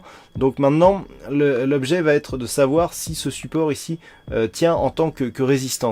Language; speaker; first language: French; native; French